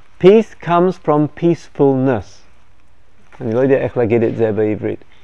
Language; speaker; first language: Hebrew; non-native, fluent; English